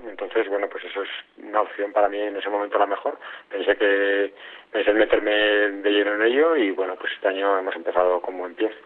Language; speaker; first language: Spanish; native; Spanish